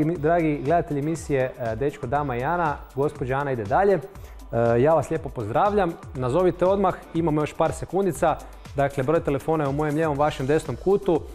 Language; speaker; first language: Serbian; native; Serbian